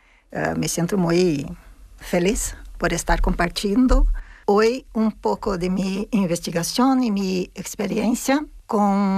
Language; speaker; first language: Spanish; non-native, fluent; Portuguese